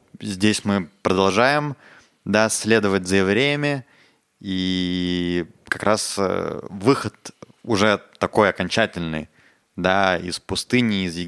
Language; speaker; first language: Russian; native; Russian